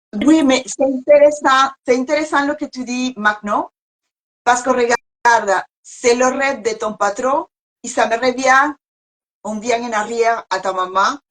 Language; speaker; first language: French; non-native, learner; Spanish